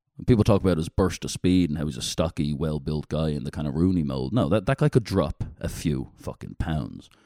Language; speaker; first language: English; native; English